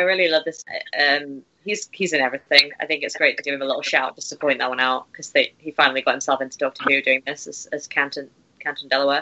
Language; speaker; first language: English; native; English